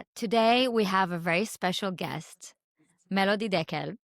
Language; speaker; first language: English; non-native, fluent; Hebrew